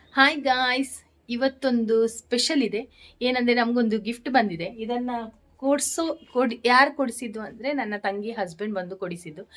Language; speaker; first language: Kannada; native; Kannada